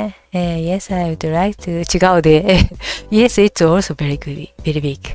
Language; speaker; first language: English; non-native, learner; Japanese